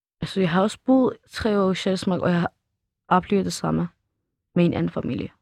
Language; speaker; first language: Danish; early bilingual, other home language; Kurdish